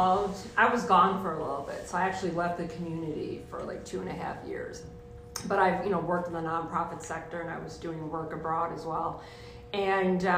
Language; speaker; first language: English; native; English